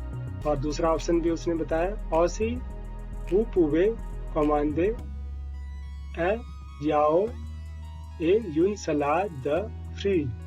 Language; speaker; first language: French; non-native, learner; Hindi